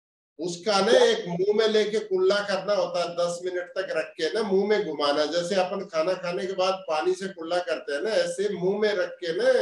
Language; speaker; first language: Hindi; native; Hindi